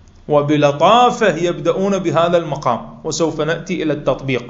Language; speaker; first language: Arabic; native; Arabic